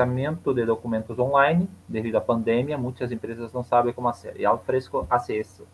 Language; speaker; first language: Spanish; non-native, learner; Portuguese